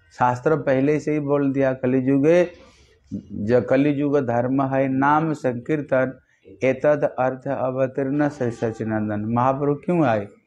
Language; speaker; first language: Hindi; non-native, local second language; Bangla